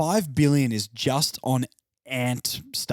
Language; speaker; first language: English; native; English